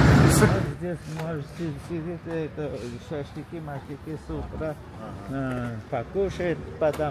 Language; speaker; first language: Russian; non-native, learner; Uzbek